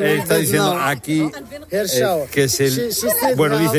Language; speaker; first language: Spanish; native; Spanish